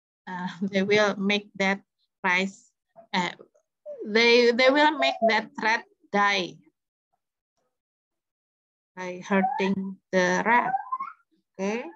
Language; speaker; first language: English; non-native, fluent; Indonesian